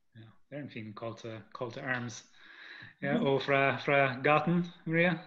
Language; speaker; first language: Norwegian; non-native, fluent; English